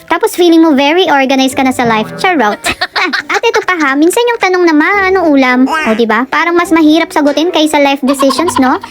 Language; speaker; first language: Filipino; non-native, local second language; Kinaray-a